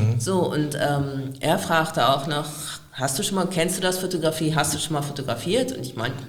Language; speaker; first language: German; native; German